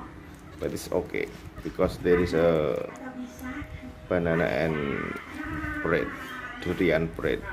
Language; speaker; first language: English; non-native, learner; Indonesian